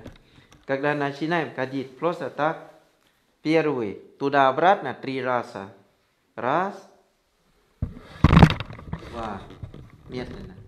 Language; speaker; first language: Russian; non-native, learner; Thai